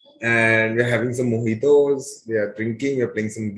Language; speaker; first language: English; non-native, local second language; Hindi